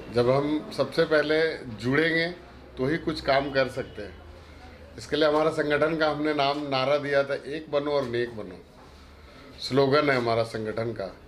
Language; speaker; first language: Hindi; native; Hindi